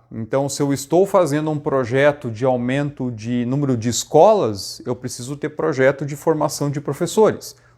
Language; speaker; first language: Portuguese; native; Portuguese